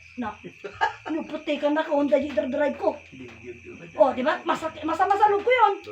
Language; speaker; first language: Filipino; non-native, local second language; Iloko